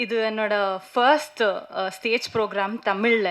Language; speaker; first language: Tamil; non-native, learner; Kannada